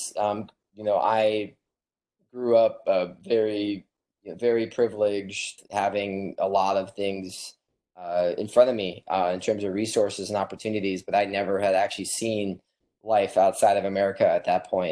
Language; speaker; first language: English; native; English